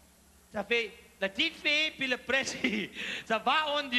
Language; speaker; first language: French; native; French